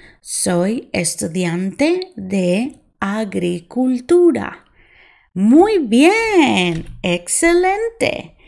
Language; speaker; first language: Spanish; non-native, fluent; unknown